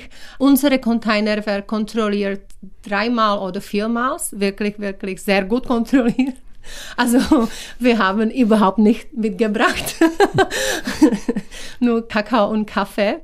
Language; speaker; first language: German; non-native, learner; Czech